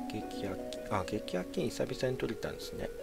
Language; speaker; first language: Japanese; native; Japanese